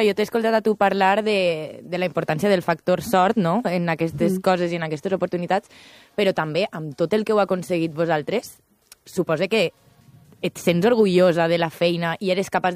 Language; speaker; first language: Catalan; native; Catalan